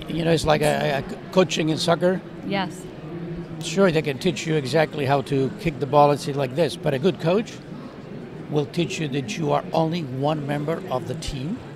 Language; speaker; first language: English; non-native, fluent; Spanish